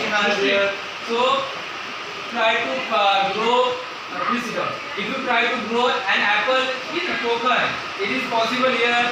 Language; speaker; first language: English; non-native, local second language; Marathi